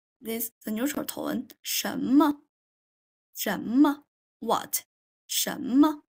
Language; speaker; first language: English; non-native, fluent; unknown